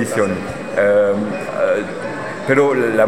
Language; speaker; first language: Spanish; non-native, learner; French